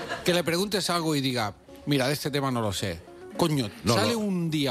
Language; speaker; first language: Spanish; native; Spanish